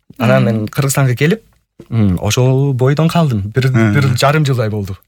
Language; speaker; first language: Kyrgyz; non-native, fluent; English